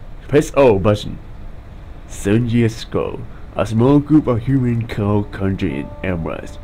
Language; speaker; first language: English; non-native, learner; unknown